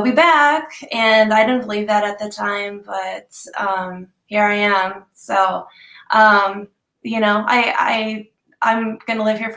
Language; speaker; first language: English; native; English